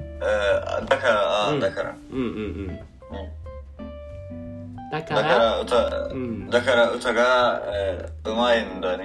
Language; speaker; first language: Japanese; non-native, learner; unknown